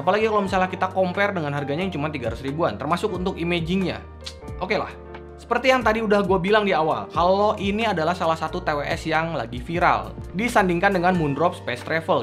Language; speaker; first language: Indonesian; native; Indonesian